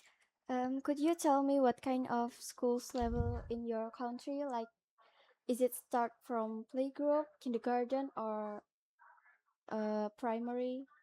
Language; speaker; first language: English; non-native, learner; Indonesian